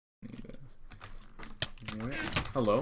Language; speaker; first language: English; native; English